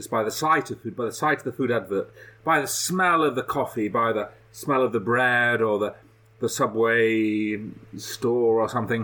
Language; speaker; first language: English; native; English